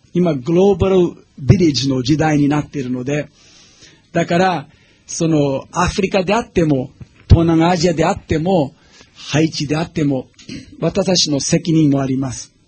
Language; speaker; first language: Japanese; non-native, fluent; English